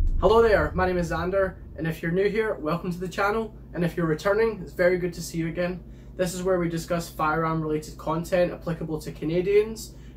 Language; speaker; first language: English; native; English